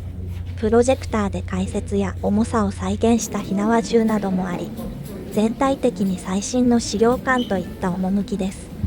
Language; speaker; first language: Japanese; native; Japanese